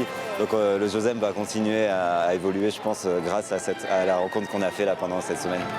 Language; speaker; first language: French; native; French